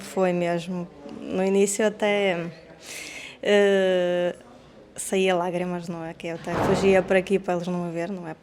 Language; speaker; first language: Portuguese; non-native, fluent; Ukrainian